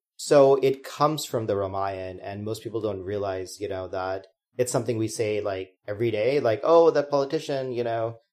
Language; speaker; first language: English; non-native, local second language; Hindi